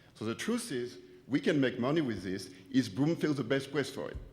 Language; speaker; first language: English; non-native, fluent; French